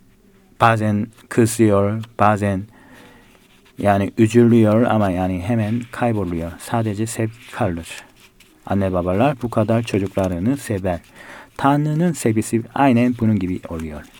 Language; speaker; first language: Turkish; non-native, fluent; Korean